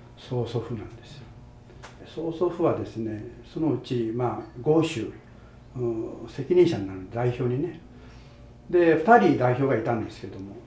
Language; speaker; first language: Japanese; native; Japanese